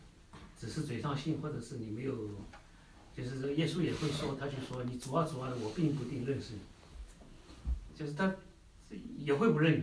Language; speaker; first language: Chinese; native; Chinese